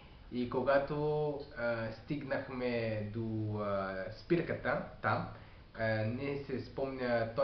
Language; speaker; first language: Bulgarian; non-native, learner; French